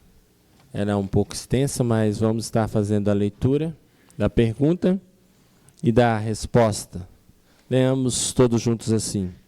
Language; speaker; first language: Portuguese; native; Portuguese